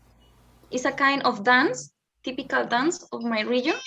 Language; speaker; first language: English; non-native, learner; Spanish